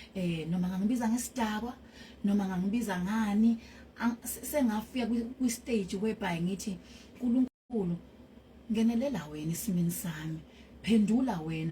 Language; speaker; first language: Zulu; native; Zulu